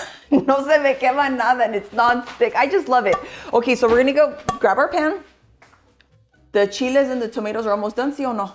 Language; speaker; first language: English; early bilingual, other home language; Spanish